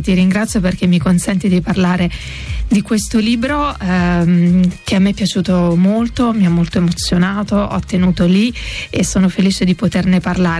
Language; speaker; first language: Italian; native; Italian